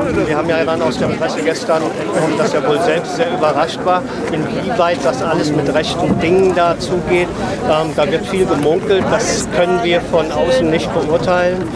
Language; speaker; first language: German; native; German